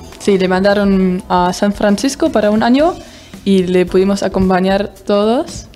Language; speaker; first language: Spanish; non-native, fluent; German